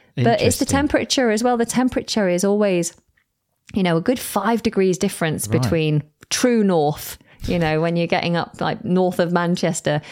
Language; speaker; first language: English; native; English